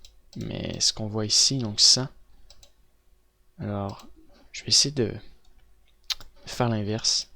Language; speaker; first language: French; native; French